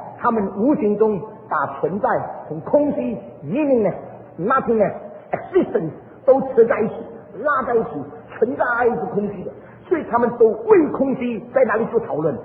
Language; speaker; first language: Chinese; early bilingual, heritage; Chinese